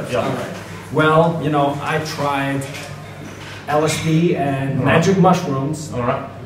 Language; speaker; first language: English; native; English